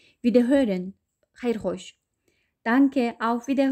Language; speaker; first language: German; non-native, fluent; Uyghur